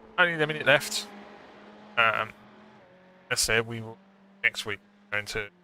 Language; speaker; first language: English; native; English